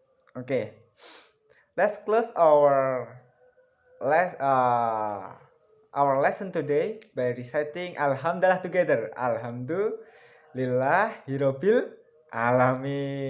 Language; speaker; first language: English; non-native, learner; Indonesian